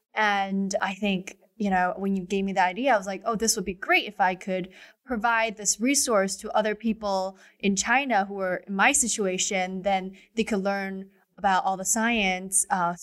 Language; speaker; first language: English; non-native, fluent; Chinese